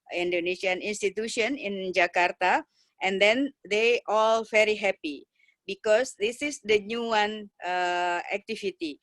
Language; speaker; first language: English; non-native, learner; Indonesian